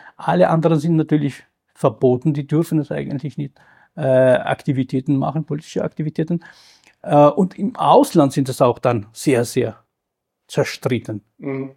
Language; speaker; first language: German; non-native, fluent; Kurdish